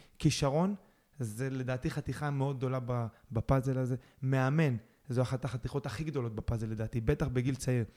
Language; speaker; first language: Hebrew; early bilingual, other home language; Spanish